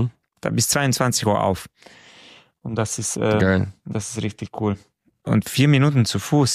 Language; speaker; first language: German; non-native, fluent; Romanian